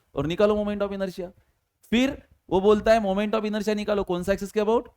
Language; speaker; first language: Hindi; non-native, local second language; Marathi